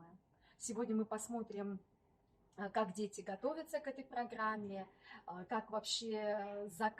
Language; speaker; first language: Russian; native; Russian